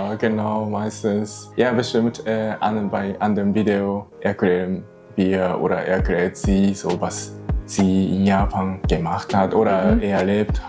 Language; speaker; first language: German; non-native, learner; Japanese